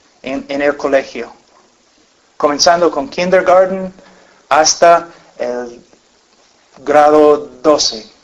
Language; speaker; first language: Spanish; non-native, fluent; English